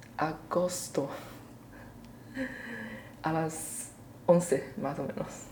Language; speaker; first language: Spanish; non-native, learner; Chinese